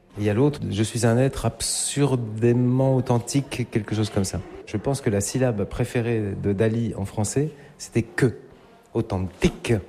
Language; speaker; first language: French; native; French